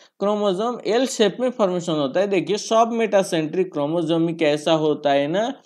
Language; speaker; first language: Hindi; non-native, local second language; Bangla